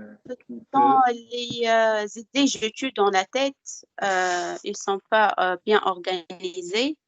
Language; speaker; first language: French; non-native, fluent; Arabic